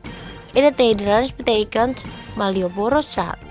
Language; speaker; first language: Dutch; non-native, learner; Indonesian